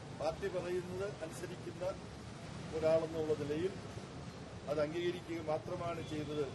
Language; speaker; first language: Malayalam; native; Malayalam